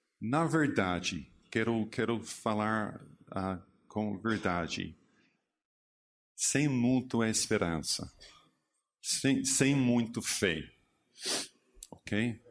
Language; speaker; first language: Portuguese; non-native, learner; English